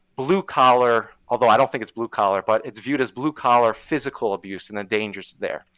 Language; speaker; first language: English; native; English